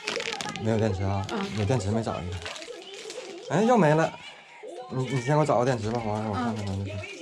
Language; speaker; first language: Chinese; native; Chinese